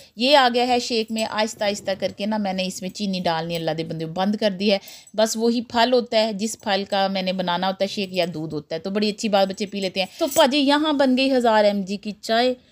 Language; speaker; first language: Urdu; non-native, local second language; Punjabi